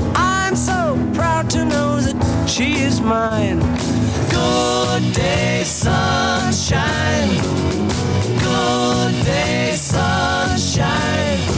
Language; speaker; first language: Dutch; native; Dutch